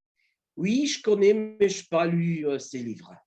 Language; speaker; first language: French; non-native, fluent; Polish